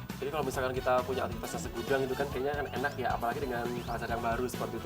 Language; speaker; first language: Indonesian; native; Indonesian